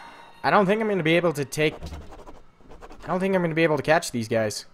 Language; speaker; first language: English; native; English